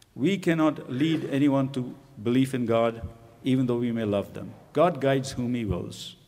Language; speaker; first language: English; non-native, local second language; Urdu